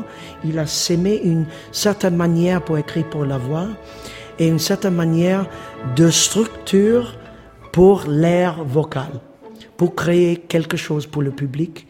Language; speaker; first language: French; non-native, fluent; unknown